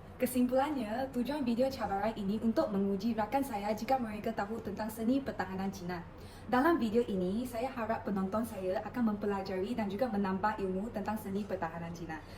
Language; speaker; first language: Malay; non-native, local second language; Chinese